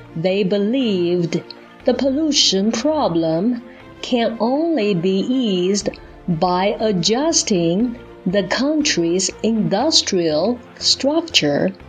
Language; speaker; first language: English; non-native, fluent; Chinese